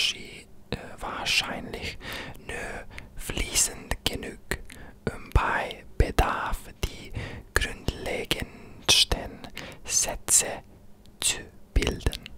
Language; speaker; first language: German; non-native, learner; English